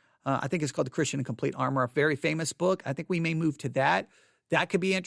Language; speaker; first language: English; native; English